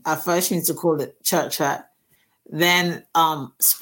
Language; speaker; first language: English; native; English